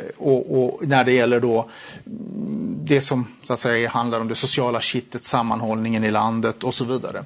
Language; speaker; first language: Swedish; early bilingual, other home language; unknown